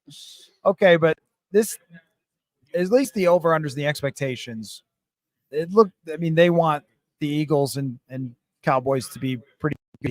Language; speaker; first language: English; native; English